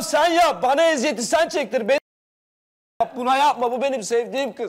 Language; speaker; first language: Turkish; native; Turkish